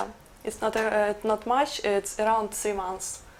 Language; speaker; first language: English; non-native, learner; Ukrainian